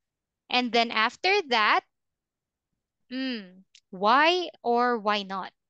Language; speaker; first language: English; non-native, fluent; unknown